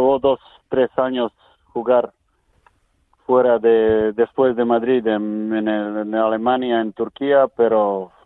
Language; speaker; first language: Spanish; non-native, learner; Serbian